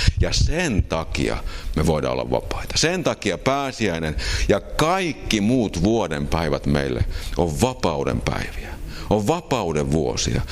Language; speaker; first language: Finnish; native; Finnish